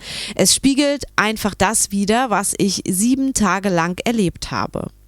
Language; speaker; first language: German; native; German